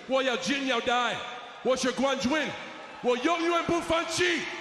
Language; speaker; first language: Chinese; non-native, learner; English